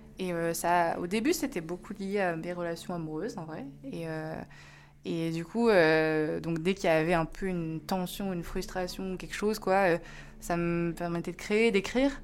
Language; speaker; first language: French; native; French